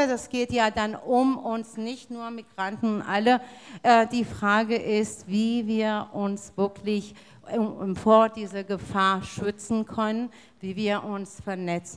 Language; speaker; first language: German; non-native, fluent; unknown